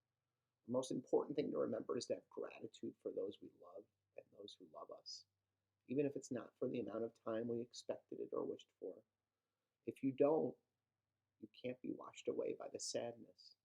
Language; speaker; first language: English; native; English